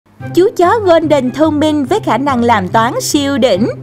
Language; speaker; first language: Vietnamese; native; Vietnamese